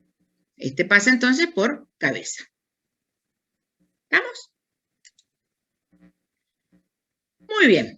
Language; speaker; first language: Spanish; native; Spanish